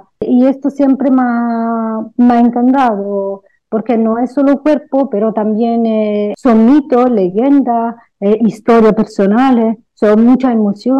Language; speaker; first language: Spanish; non-native, fluent; Italian